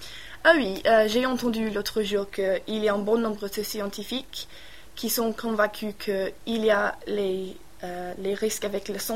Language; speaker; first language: French; non-native, learner; English